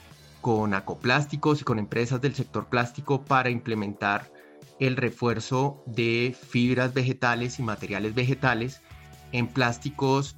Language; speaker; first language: Spanish; native; Spanish